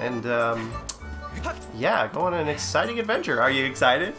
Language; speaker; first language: English; native; English